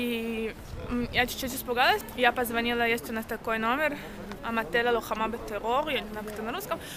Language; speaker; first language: Russian; early bilingual, heritage; Russian